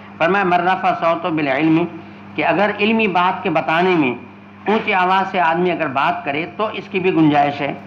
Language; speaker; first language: Urdu; non-native, local second language; Sindhi